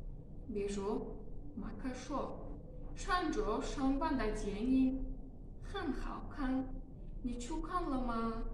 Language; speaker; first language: Chinese; non-native, learner; Tajik